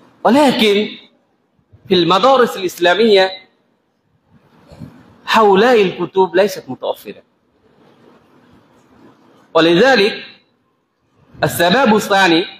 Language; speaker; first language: Arabic; non-native, fluent; Bangla